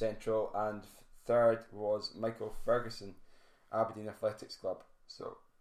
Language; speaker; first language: English; native; English